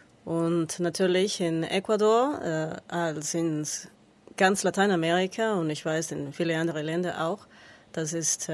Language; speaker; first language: German; non-native, learner; Spanish